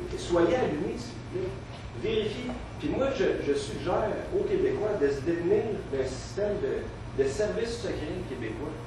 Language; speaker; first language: French; native; French